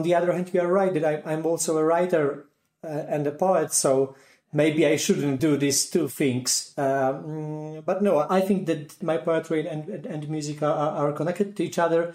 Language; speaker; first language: English; non-native, fluent; Polish